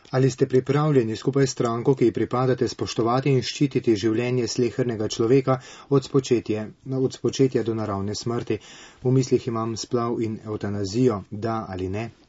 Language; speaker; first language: Slovenian; native; Slovenian